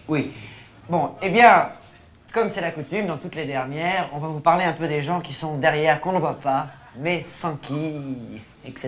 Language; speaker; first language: French; native; French